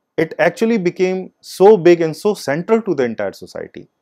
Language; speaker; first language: English; non-native, local second language; Hindi